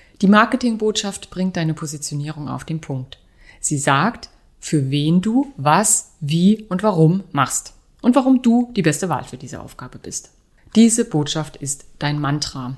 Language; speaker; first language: German; native; German